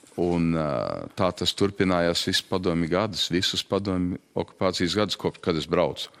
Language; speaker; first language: Latvian; early bilingual, heritage; Latvian